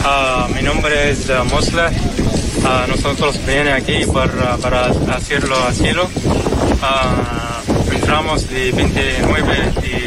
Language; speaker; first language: Spanish; non-native, learner; Arabic